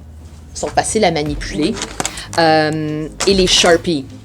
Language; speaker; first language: French; native; French